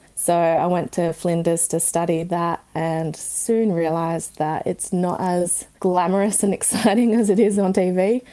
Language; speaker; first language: English; native; English